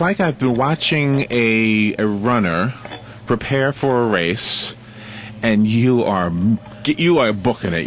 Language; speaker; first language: English; native; English